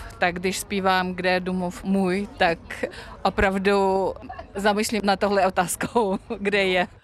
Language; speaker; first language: Czech; non-native, fluent; Russian